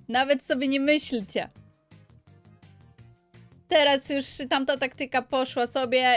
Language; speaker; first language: Polish; native; Polish